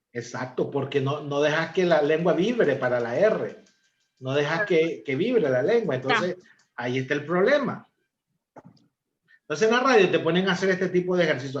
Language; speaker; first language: Spanish; native; Spanish